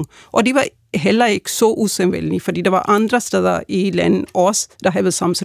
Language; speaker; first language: Danish; non-native, fluent; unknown